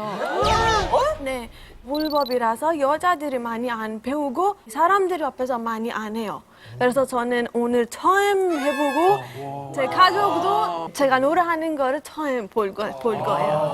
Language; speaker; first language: Korean; non-native, fluent; Persian